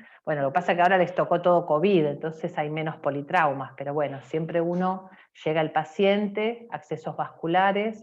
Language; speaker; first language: Spanish; native; Spanish